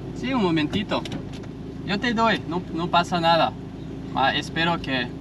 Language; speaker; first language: Spanish; non-native, learner; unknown